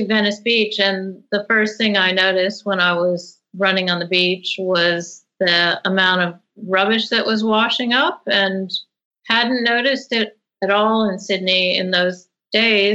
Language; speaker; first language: English; native; English